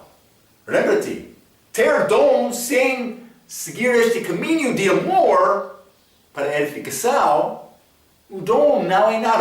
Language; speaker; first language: Portuguese; non-native, learner; English